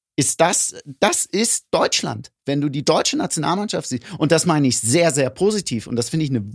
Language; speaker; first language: German; early bilingual, other home language; Greek